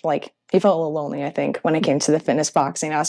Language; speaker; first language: English; native; English